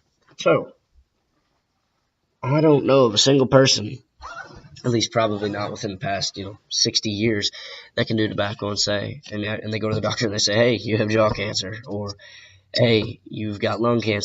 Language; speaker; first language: English; native; English